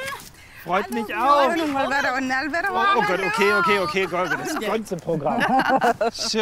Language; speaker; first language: German; native; German